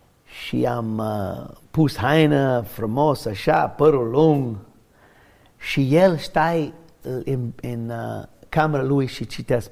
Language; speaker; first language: Romanian; non-native, learner; English